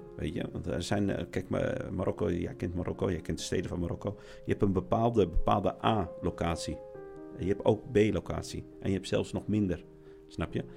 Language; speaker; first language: Dutch; native; Dutch